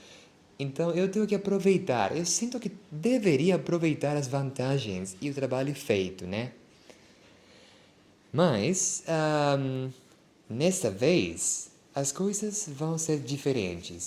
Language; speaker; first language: Portuguese; non-native, fluent; Spanish